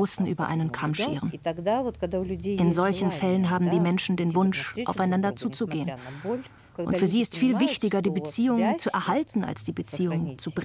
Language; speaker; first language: German; non-native, fluent; Russian